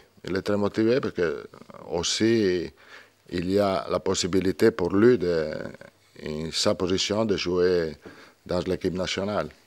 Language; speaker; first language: French; non-native, learner; Italian